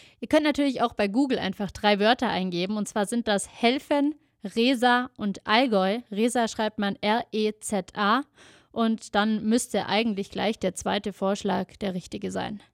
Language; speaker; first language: German; native; German